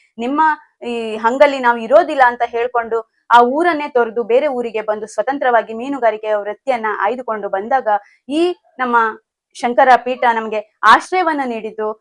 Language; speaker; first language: Kannada; non-native, local second language; Konkani